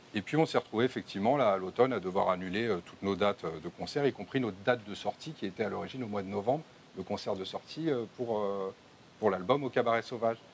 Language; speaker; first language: French; native; French